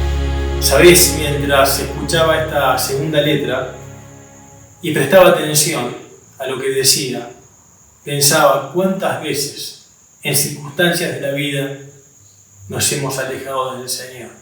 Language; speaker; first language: Spanish; native; Spanish